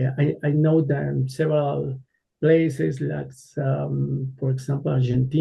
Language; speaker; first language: English; non-native, learner; Spanish